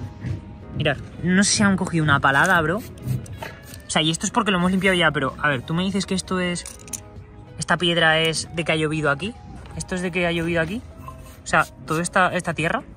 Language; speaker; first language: Spanish; native; Spanish